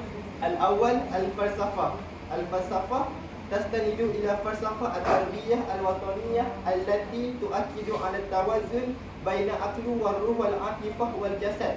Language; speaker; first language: Arabic; non-native, learner; Malay